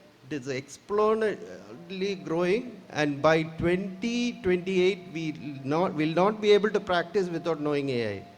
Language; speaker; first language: English; non-native, local second language; Malayalam